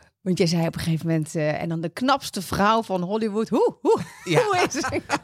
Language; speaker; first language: Dutch; native; Dutch